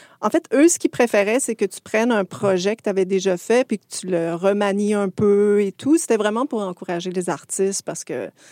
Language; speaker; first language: French; native; French